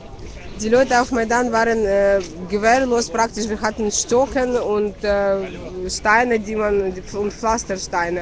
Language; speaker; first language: German; non-native, fluent; Russian